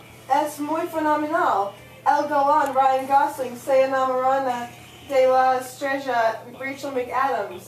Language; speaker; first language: Spanish; non-native, learner; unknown